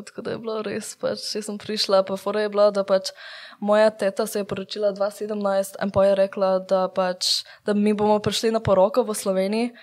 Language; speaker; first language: Slovenian; early bilingual, heritage; English